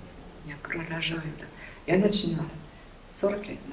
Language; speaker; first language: Russian; non-native, learner; German